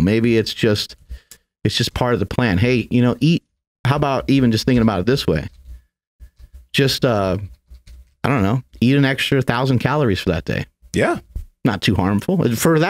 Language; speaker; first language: English; native; English